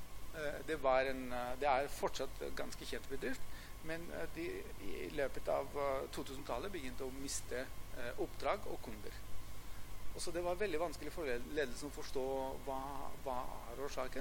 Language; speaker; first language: Norwegian; non-native, fluent; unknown